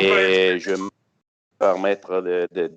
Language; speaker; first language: French; non-native, fluent; Italian